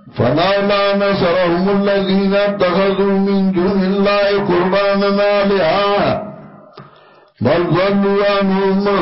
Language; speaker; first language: Urdu; non-native, local second language; Pashto